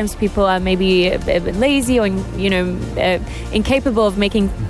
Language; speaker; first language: English; native; English